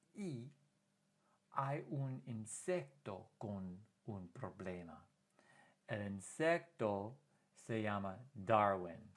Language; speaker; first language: Spanish; non-native, fluent; English